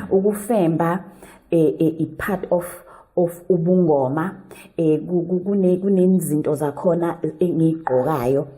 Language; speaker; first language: Zulu; native; Zulu